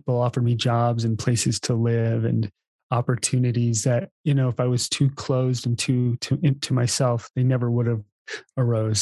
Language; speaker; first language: English; native; English